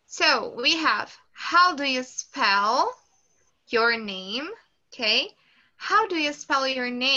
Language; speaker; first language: English; non-native, fluent; Portuguese